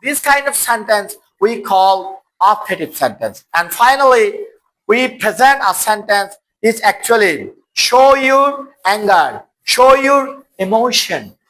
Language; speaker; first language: English; non-native, local second language; Bangla